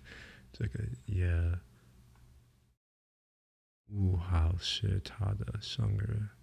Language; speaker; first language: Chinese; non-native, learner; English